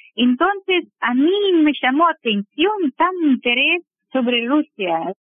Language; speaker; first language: Spanish; non-native, fluent; Russian